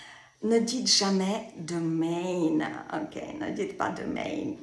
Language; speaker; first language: French; non-native, fluent; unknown